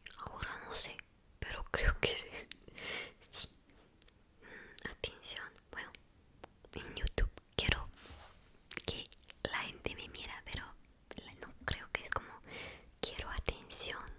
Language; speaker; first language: Spanish; non-native, learner; Korean